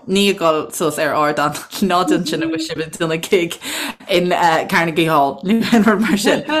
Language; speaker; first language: Irish; native; Irish